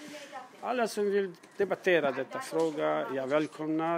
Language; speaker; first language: Swedish; non-native, learner; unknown